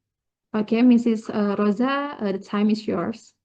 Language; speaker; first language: English; non-native, learner; Indonesian